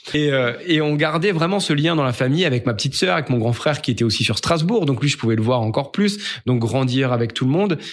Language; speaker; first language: French; native; French